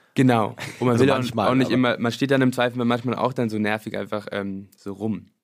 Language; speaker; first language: German; early bilingual, other home language; English